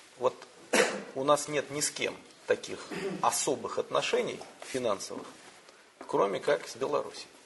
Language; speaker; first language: Russian; native; Russian